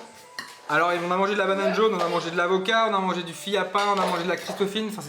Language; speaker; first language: French; native; French